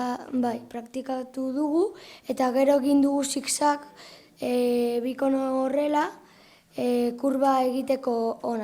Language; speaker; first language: Basque; non-native, local second language; Spanish